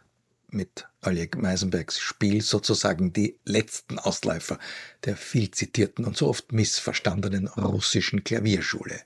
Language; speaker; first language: German; native; German